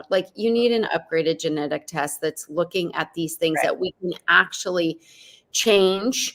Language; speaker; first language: English; native; English